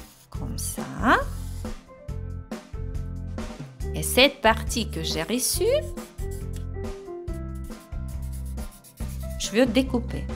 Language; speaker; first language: French; non-native, fluent; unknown